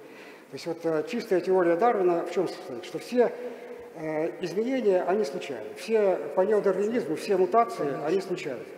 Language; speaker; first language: Russian; native; Russian